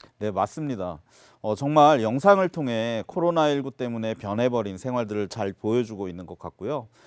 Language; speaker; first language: Korean; native; Korean